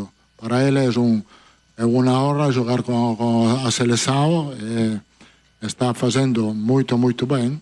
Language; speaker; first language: Portuguese; non-native, fluent; Italian